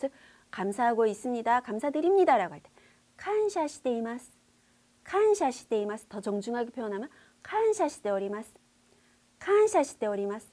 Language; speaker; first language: Korean; native; Korean